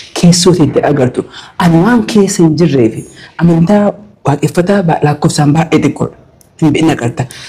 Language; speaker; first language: Oromo; early bilingual, heritage; Oromo